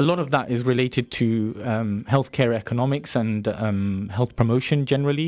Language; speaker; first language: English; native; English